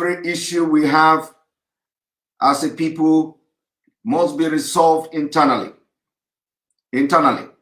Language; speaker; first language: English; non-native, local second language; Igbo